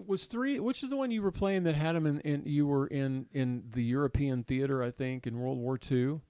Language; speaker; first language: English; native; English